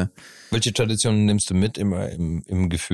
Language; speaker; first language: German; non-native, fluent; English